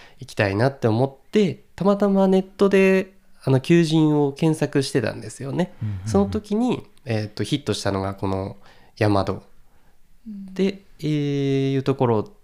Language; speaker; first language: Japanese; native; Japanese